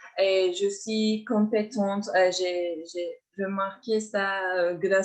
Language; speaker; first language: French; non-native, fluent; Turkish